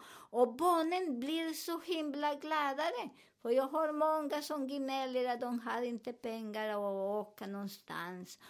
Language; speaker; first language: Swedish; non-native, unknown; Spanish